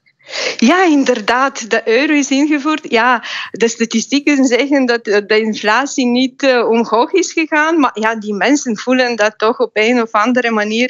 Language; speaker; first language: Dutch; non-native, fluent; Bulgarian